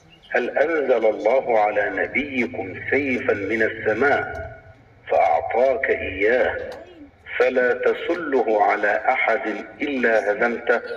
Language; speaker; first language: Arabic; native; Arabic